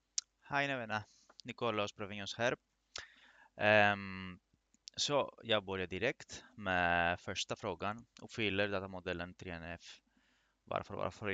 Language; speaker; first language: Swedish; non-native, fluent; Greek